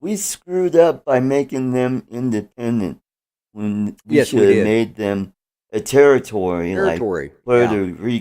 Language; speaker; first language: English; native; English